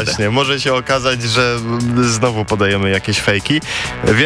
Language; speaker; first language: Polish; native; Polish